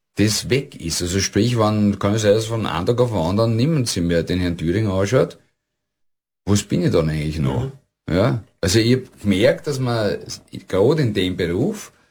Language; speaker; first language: German; native; German